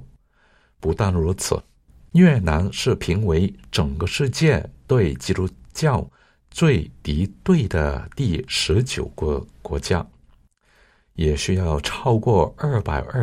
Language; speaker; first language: Chinese; non-native, local second language; Cantonese